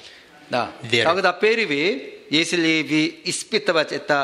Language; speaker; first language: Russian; non-native, learner; Korean